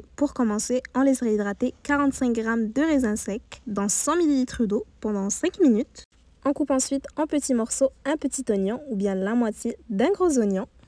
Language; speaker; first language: French; native; French